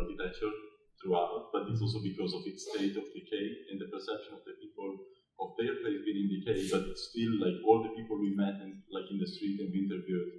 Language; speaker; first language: English; non-native, fluent; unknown